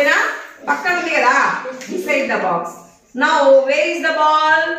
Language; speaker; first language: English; non-native, local second language; Telugu